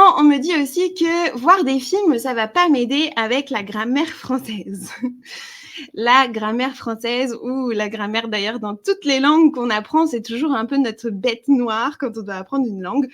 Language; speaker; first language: French; native; French